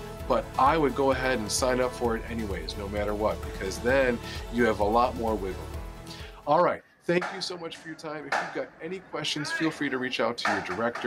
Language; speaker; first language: English; native; English